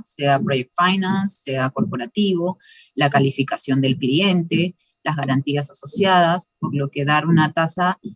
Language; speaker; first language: Spanish; native; Spanish